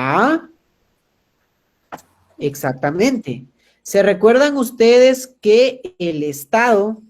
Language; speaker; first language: Spanish; native; Spanish